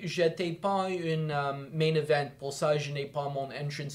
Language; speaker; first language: French; non-native, local second language; English